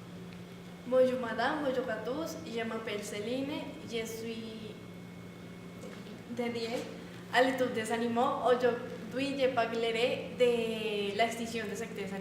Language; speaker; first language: French; non-native, learner; Spanish